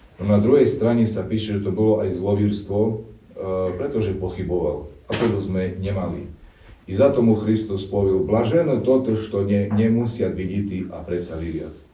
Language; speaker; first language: Slovak; non-native, local second language; Rusyn